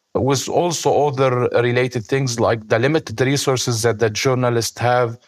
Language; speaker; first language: English; non-native, fluent; Arabic